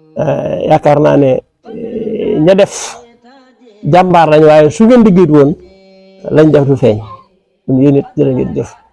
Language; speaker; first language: Wolof; native; Wolof